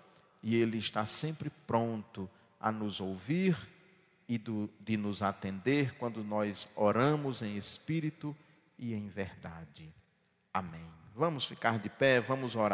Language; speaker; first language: Portuguese; native; Portuguese